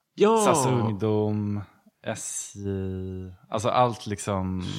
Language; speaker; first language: Swedish; native; Swedish